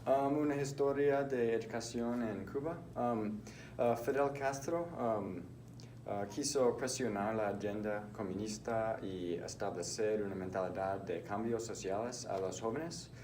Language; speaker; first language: Spanish; non-native, learner; English